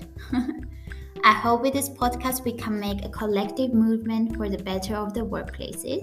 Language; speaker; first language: English; non-native, fluent; Greek